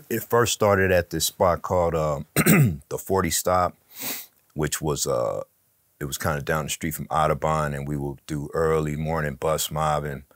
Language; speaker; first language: English; native; English